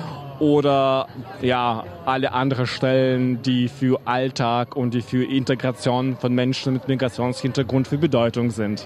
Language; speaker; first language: German; non-native, fluent; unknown